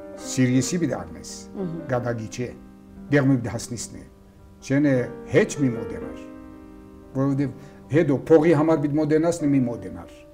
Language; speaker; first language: Armenian; early bilingual, heritage; Armenian